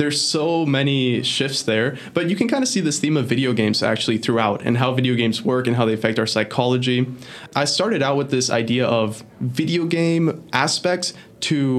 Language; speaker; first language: English; early bilingual, other home language; Spanish